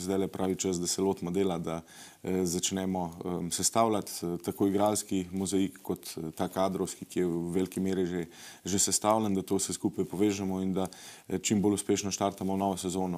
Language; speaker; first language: Slovenian; native; Slovenian